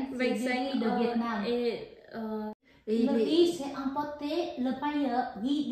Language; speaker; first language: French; non-native, learner; Vietnamese